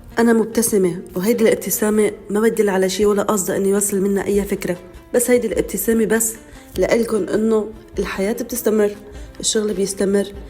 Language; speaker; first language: Arabic; native; Arabic